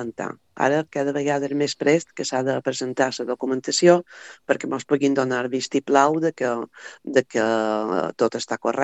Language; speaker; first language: Catalan; native; Catalan